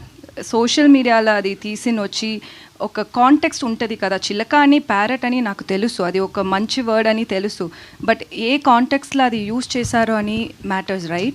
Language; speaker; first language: Telugu; non-native, learner; Tamil